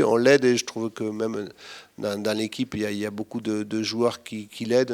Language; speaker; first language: French; native; French